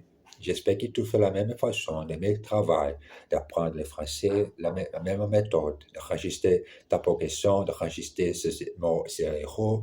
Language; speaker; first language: French; non-native, learner; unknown